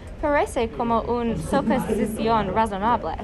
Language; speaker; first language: Spanish; non-native, learner; English